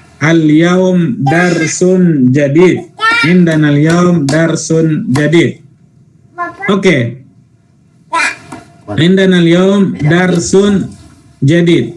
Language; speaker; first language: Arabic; non-native, fluent; Indonesian